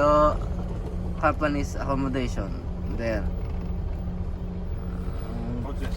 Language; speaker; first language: English; non-native, learner; Filipino